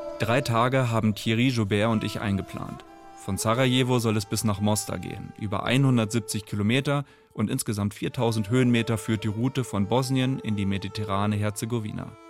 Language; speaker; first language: German; native; German